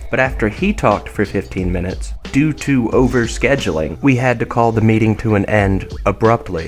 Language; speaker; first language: English; native; English